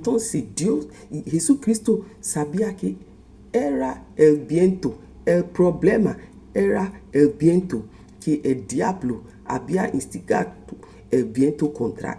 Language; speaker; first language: Spanish; non-native, fluent; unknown